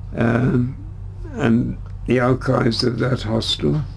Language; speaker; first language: English; early bilingual, other home language; German